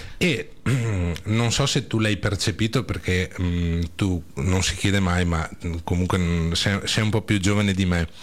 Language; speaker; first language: Italian; native; Italian